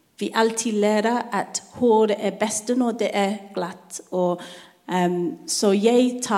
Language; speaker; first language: Norwegian; non-native, learner; English